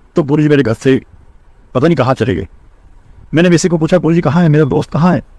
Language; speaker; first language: Hindi; non-native, local second language; Punjabi